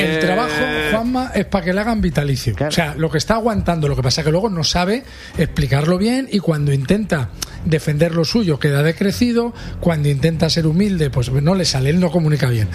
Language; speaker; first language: Spanish; native; Spanish